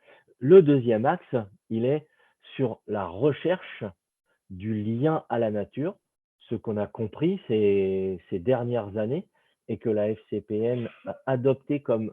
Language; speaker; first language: French; native; French